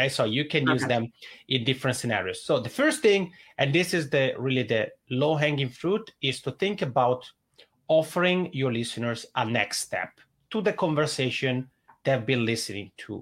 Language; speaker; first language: English; non-native, fluent; Italian